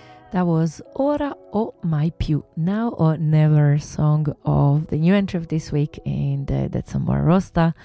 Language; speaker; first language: English; non-native, fluent; Italian